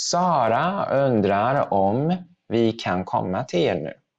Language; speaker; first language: Swedish; non-native, fluent; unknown